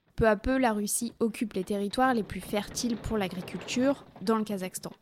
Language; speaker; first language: French; native; French